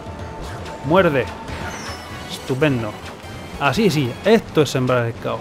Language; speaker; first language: Spanish; native; Spanish